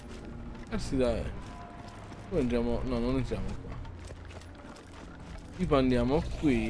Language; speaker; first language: Italian; native; Italian